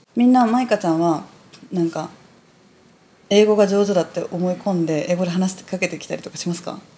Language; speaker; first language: Japanese; native; Japanese